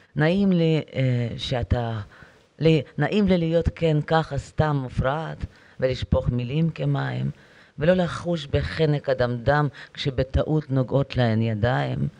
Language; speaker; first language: Hebrew; non-native, fluent; Russian